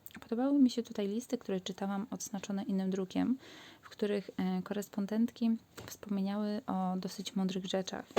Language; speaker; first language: Polish; native; Polish